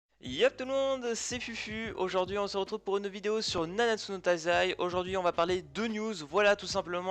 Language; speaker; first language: French; native; French